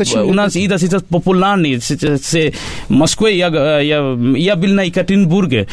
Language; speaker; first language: Russian; non-native, learner; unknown